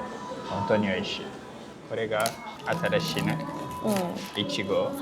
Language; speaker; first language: Japanese; non-native, learner; Portuguese